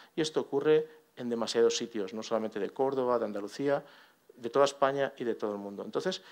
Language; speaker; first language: Spanish; non-native, local second language; Catalan